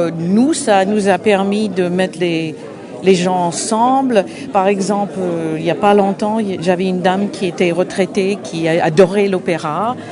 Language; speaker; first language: French; non-native, fluent; English